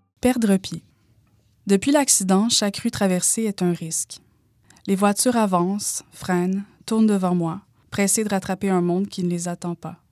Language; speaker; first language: French; native; French